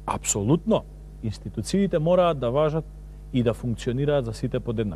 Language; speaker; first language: Macedonian; native; Macedonian